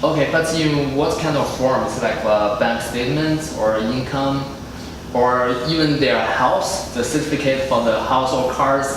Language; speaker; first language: English; non-native, fluent; Chinese